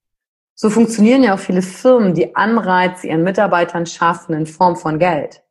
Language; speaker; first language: German; native; German